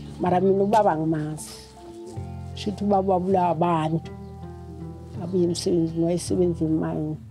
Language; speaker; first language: Zulu; native; Zulu